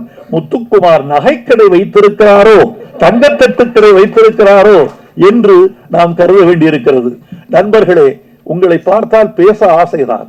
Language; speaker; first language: Tamil; native; Tamil